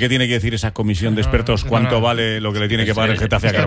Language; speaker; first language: Spanish; native; Spanish